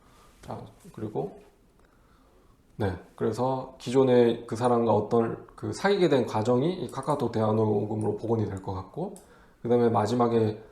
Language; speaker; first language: Korean; native; Korean